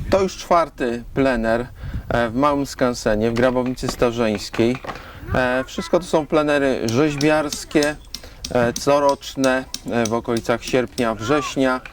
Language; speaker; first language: Polish; native; Polish